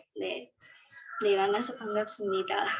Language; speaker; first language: Korean; non-native, learner; Marathi